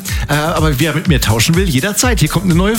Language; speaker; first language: German; native; German